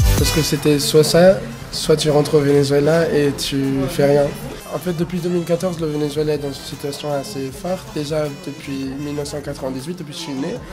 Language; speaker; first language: French; non-native, fluent; Spanish